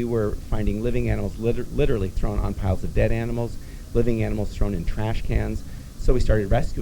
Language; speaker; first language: English; native; English